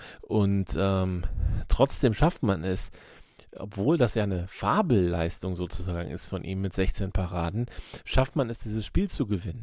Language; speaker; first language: German; native; German